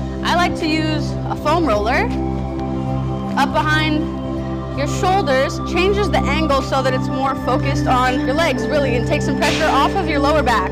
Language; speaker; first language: English; native; English